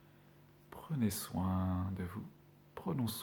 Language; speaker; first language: French; native; French